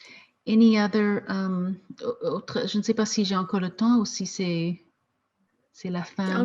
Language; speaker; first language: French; non-native, fluent; English